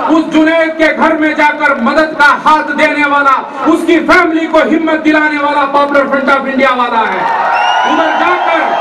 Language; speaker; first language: Urdu; native; Urdu